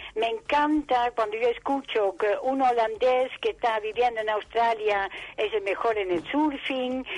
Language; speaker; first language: Spanish; non-native, fluent; Dutch